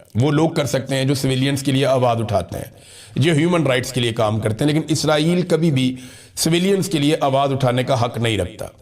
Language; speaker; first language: Urdu; non-native, local second language; Punjabi